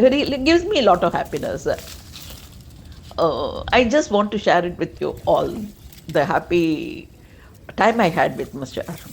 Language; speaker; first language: English; non-native, local second language; Tamil